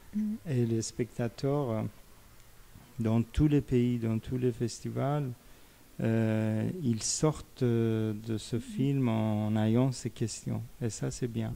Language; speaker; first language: French; non-native, fluent; Persian